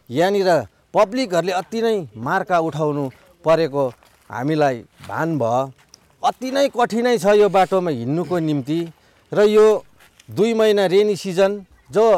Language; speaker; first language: Nepali; native; Nepali